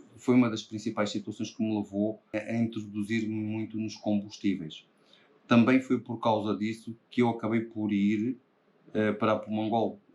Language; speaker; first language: Portuguese; native; Portuguese